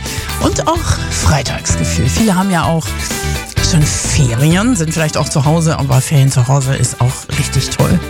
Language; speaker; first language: German; native; German